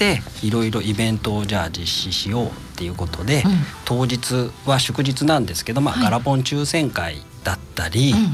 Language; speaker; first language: Japanese; native; Japanese